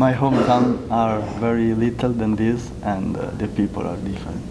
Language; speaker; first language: English; non-native, learner; Italian